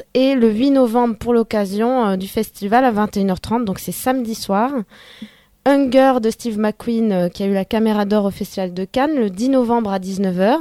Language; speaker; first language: French; native; French